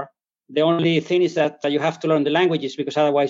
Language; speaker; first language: English; non-native, fluent; Spanish